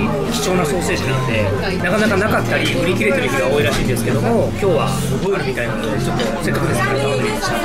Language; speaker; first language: Japanese; native; Japanese